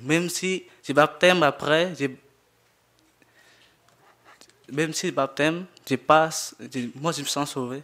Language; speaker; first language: French; non-native, learner; Jarai